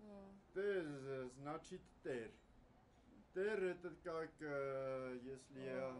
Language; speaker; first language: Russian; non-native, learner; Armenian